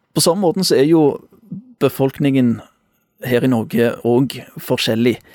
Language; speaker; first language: Norwegian; native; Norwegian